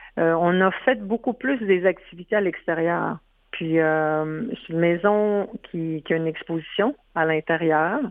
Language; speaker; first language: French; non-native, local second language; Innu-aimun